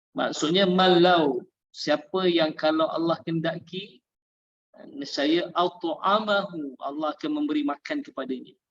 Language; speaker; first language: Malay; native; Malay